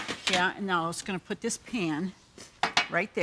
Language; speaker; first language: English; native; English